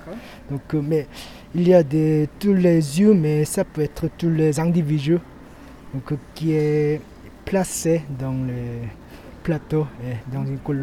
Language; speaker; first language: French; non-native, learner; Korean